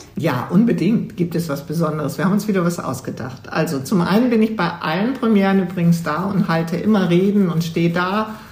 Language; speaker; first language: German; native; German